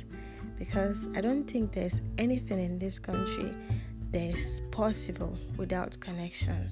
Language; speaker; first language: English; non-native, local second language; Hausa